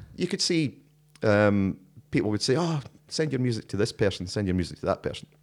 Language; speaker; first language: English; native; English